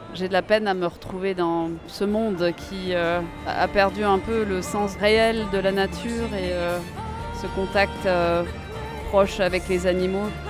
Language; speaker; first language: French; native; French